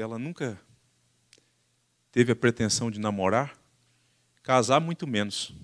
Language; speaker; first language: Portuguese; native; Portuguese